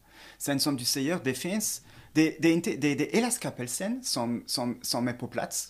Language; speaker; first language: Swedish; non-native, fluent; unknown